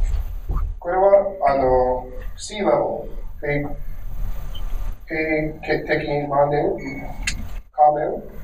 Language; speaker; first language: Japanese; non-native, learner; English